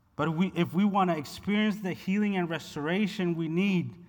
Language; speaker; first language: English; non-native, fluent; Spanish